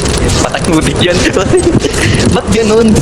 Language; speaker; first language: Filipino; native; Filipino